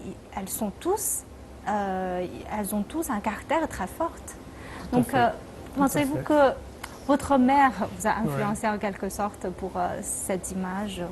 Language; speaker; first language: French; non-native, fluent; Chinese